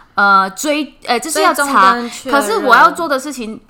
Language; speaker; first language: Chinese; non-native, fluent; Cantonese